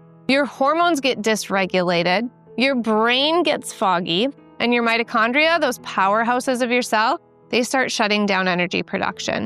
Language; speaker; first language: English; native; English